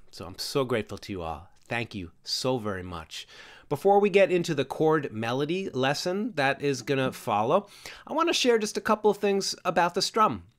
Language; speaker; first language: English; native; English